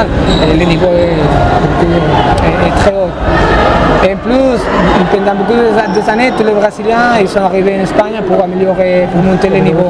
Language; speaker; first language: French; non-native, fluent; Spanish